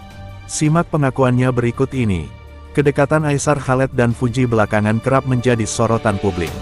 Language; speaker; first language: Indonesian; native; Indonesian